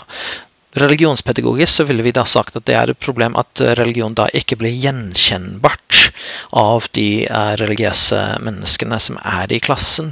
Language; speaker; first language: Norwegian; non-native, fluent; English